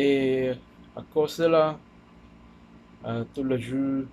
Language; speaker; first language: French; non-native, learner; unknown